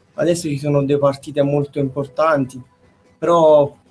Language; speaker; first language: Italian; native; Italian